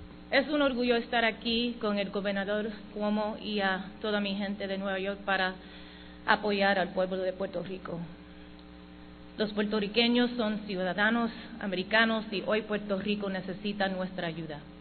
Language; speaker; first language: Spanish; early bilingual, heritage; Spanish